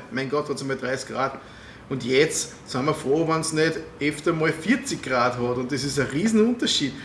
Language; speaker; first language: German; native; German